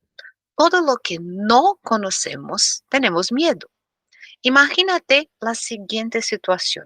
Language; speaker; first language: Spanish; non-native, fluent; Portuguese